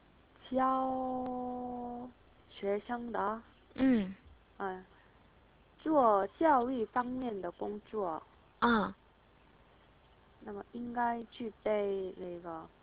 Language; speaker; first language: Chinese; non-native, learner; Korean